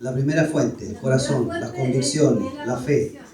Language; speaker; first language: Spanish; native; Spanish